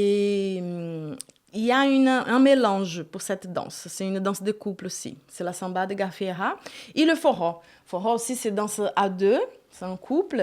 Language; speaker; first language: French; non-native, fluent; Portuguese